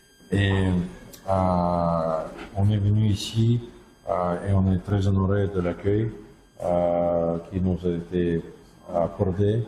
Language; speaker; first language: French; non-native, fluent; Russian